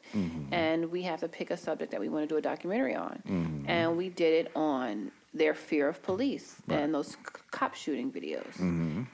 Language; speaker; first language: English; native; English